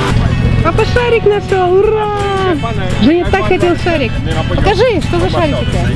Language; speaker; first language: Russian; native; Russian